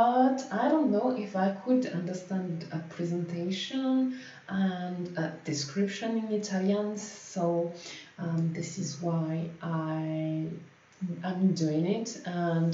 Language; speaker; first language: English; non-native, fluent; French